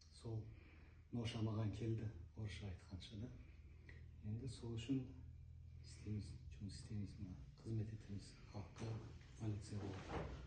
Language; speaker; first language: Kazakh; non-native, local second language; Turkish